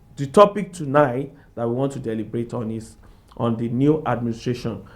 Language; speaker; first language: English; non-native, local second language; Yoruba